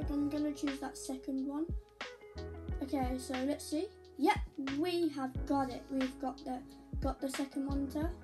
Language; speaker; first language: English; native; English